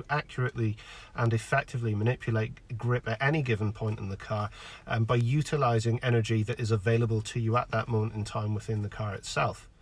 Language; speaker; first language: English; native; English